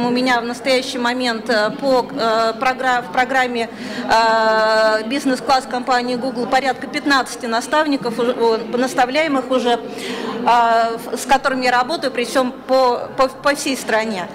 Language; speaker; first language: Russian; native; Russian